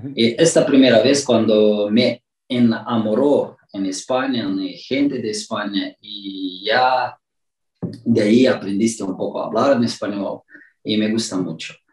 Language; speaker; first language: Spanish; non-native, learner; Romanian